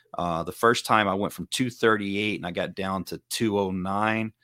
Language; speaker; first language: English; native; English